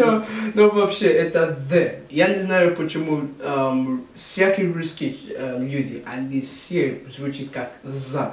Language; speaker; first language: Russian; non-native, learner; English